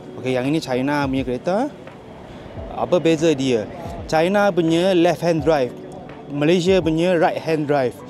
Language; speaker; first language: Malay; non-native, local second language; Chinese